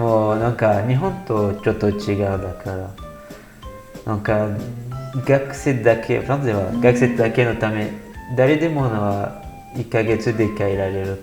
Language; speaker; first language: Japanese; non-native, learner; French